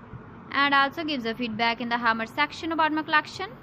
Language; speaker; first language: English; non-native, local second language; Urdu